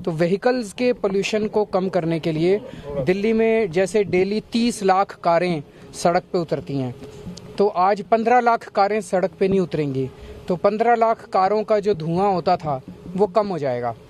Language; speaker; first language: Hindi; native; Hindi